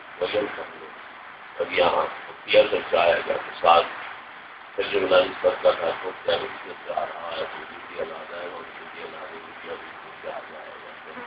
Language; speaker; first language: Urdu; non-native, local second language; Punjabi